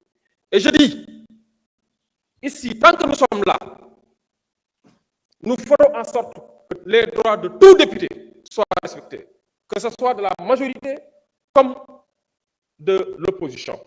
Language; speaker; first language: French; non-native, local second language; Wolof